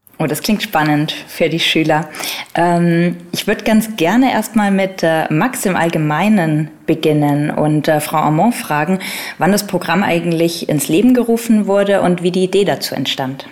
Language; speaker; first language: German; native; German